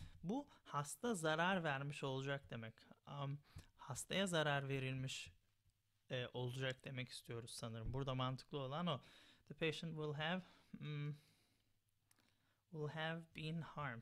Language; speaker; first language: English; non-native, fluent; Turkish